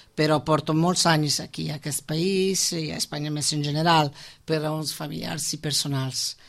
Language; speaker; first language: Catalan; non-native, fluent; Italian